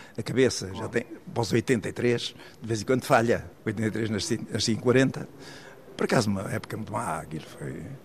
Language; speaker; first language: Portuguese; native; Portuguese